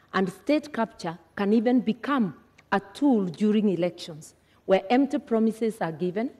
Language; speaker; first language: English; non-native, local second language; Kikuyu